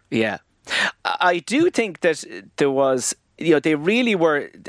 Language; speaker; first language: English; native; English